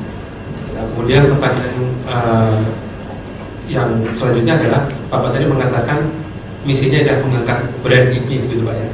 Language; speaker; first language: Indonesian; native; Indonesian